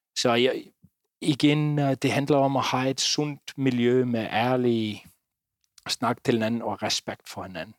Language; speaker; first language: Danish; non-native, fluent; Icelandic